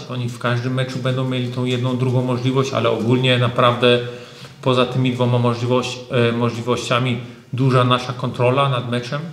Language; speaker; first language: Polish; early bilingual, heritage; German